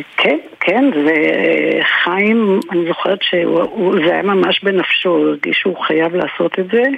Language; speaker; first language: Hebrew; early bilingual, other home language; English